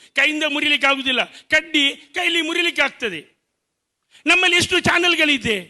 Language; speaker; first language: Kannada; non-native, local second language; Konkani